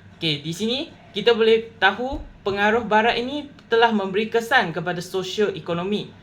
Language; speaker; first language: Malay; non-native, local second language; Chinese